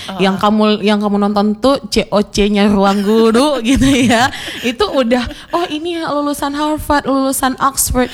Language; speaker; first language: Indonesian; native; Indonesian